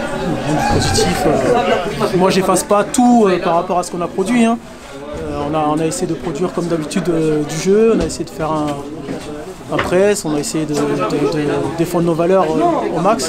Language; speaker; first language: French; native; French